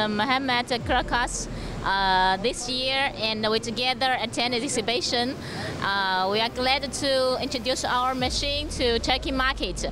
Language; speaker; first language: English; non-native, learner; Chinese